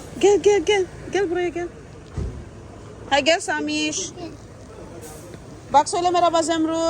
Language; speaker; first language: Turkish; non-native, learner; Filipino